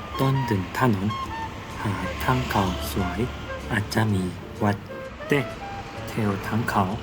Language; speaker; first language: Thai; non-native, learner; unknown